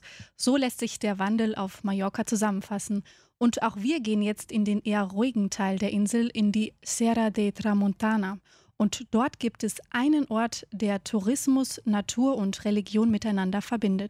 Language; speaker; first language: German; native; German